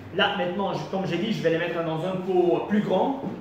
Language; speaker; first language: French; non-native, local second language; Arabic